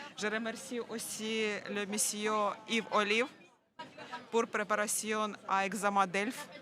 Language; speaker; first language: French; non-native, learner; Ukrainian